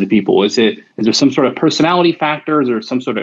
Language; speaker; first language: English; native; English